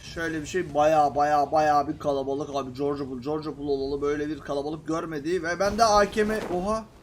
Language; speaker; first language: Turkish; native; Turkish